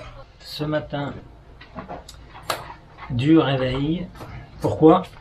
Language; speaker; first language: French; native; French